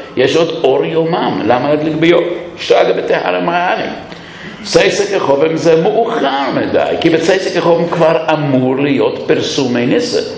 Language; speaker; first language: Hebrew; non-native, fluent; English